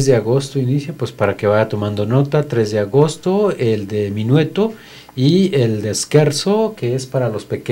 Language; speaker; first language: Spanish; native; Spanish